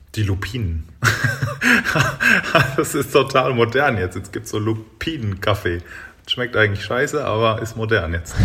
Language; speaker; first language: German; native; German